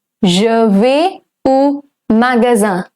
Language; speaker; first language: French; non-native, fluent; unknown